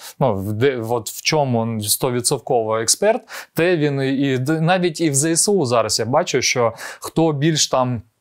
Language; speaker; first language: Ukrainian; non-native, local second language; Russian